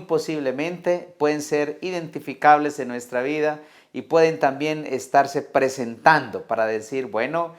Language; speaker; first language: Spanish; native; Spanish